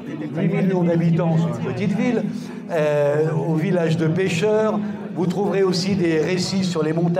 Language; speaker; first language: French; native; French